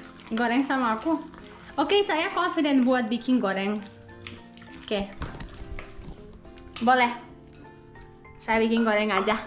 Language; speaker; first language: Indonesian; non-native, learner; Serbian